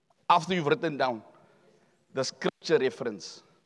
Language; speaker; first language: English; non-native, local second language; Afrikaans